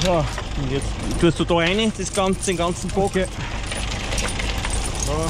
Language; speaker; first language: German; native; German